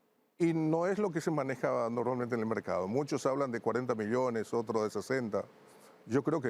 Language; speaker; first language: Spanish; native; Spanish